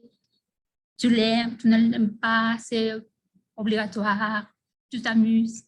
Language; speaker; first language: French; non-native, fluent; Spanish